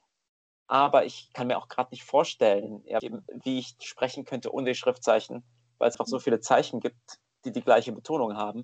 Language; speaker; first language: German; native; German